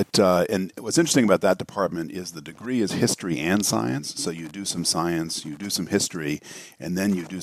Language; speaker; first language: English; native; English